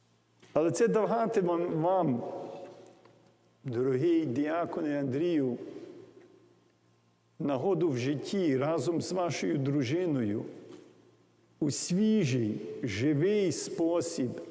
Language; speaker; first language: Ukrainian; early bilingual, heritage; English